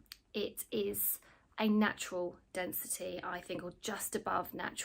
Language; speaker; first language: English; native; English